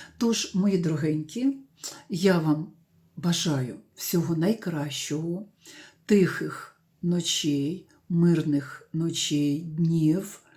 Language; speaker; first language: Ukrainian; non-native, local second language; Russian